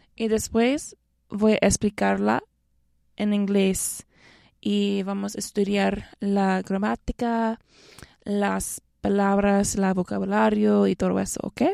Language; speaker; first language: Spanish; non-native, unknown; English